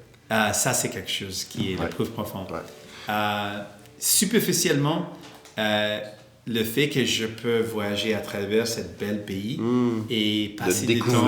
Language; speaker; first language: French; non-native, local second language; English